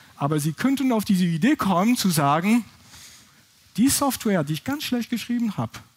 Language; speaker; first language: German; non-native, fluent; French